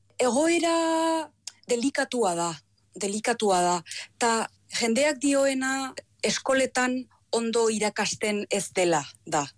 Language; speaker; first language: Basque; native; Basque